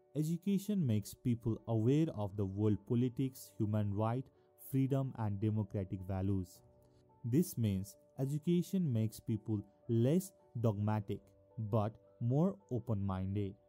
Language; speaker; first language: English; non-native, local second language; Nepali